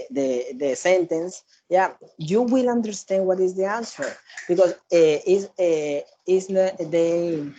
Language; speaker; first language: English; non-native, learner; Spanish